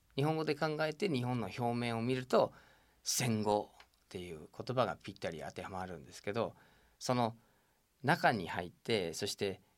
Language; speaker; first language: Japanese; non-native, fluent; English